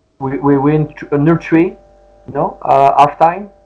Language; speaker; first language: English; non-native, learner; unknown